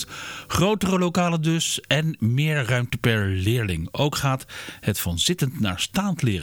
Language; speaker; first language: Dutch; native; Dutch